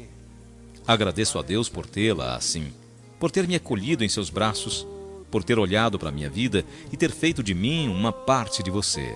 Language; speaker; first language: Portuguese; native; Portuguese